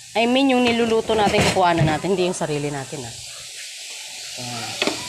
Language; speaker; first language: Filipino; non-native, local second language; Cebuano